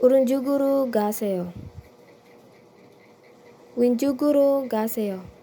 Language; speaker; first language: Korean; non-native, learner; Filipino